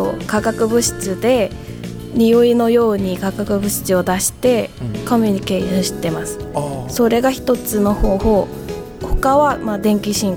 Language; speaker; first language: Japanese; non-native, fluent; Korean